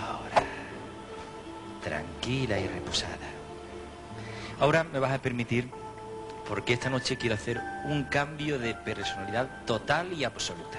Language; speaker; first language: Spanish; native; Spanish